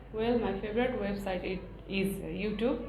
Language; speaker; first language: English; non-native, learner; Nepali